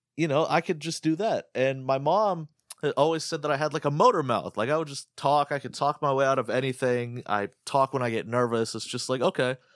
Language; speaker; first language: English; early bilingual, other home language; Arabic